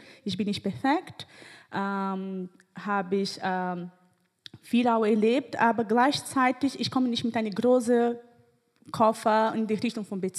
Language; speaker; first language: German; non-native, fluent; Portuguese